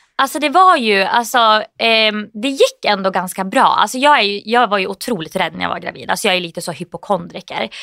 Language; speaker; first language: Swedish; native; Swedish